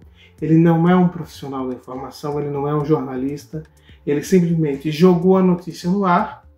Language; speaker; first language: Portuguese; native; Portuguese